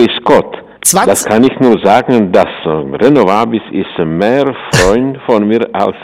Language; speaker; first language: German; non-native, fluent; Czech